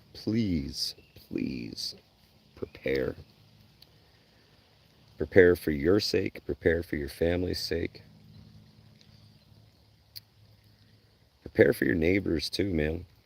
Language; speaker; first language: English; native; English